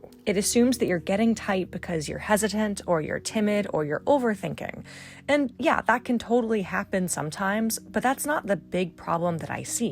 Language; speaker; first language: English; native; English